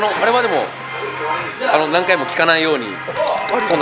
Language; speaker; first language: Japanese; native; Japanese